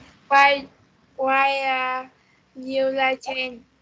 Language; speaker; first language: English; non-native, learner; Vietnamese